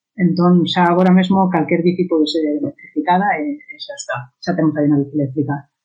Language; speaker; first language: Galician; non-native, local second language; Spanish